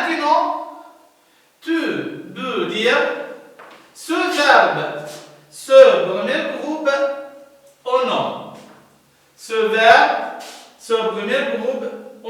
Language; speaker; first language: French; non-native, learner; Arabic